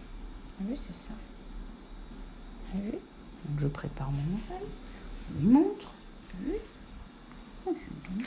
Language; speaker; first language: French; native; French